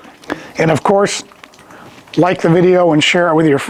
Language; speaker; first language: English; native; English